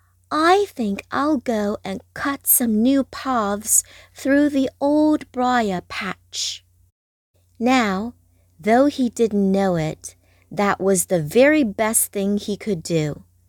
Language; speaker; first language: English; non-native, fluent; Chinese